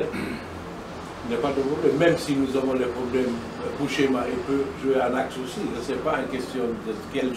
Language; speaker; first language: French; non-native, learner; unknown